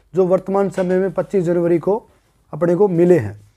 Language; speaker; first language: Hindi; native; Hindi